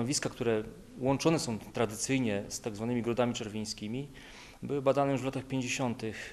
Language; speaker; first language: Polish; native; Polish